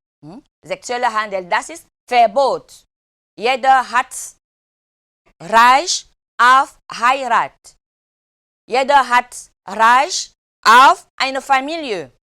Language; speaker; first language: German; non-native, fluent; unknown